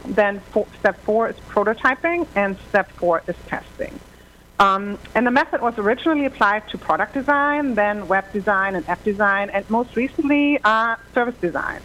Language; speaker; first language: English; non-native, fluent; German